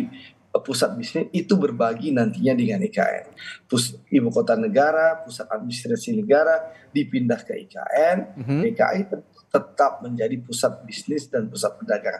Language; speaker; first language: Indonesian; native; Indonesian